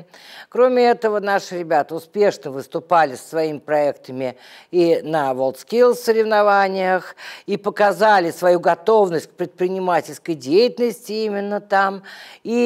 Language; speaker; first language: Russian; native; Russian